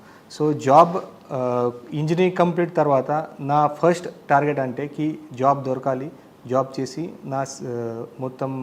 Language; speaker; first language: Telugu; non-native, learner; Marathi